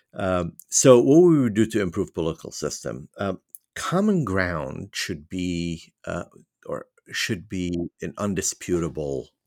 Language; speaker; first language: English; non-native, fluent; Arabic